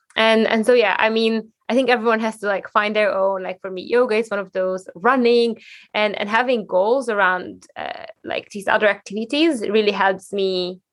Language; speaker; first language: English; non-native, fluent; Hungarian